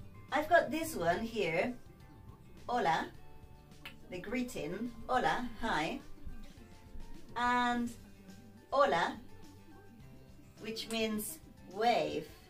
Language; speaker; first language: English; non-native, fluent; Spanish